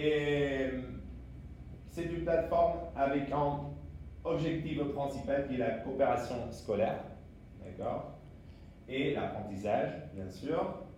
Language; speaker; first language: French; non-native, fluent; Spanish